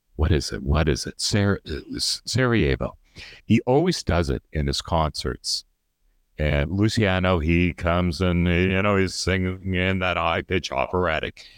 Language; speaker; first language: English; native; English